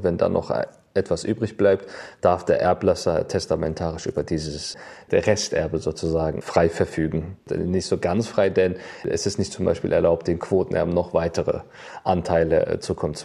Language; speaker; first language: German; native; German